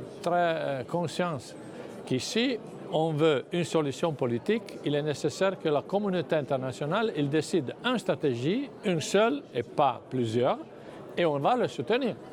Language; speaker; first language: French; non-native, fluent; Italian